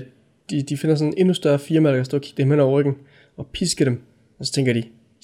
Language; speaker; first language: Danish; native; Danish